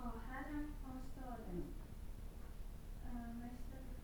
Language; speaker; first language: Tajik; non-native, learner; Russian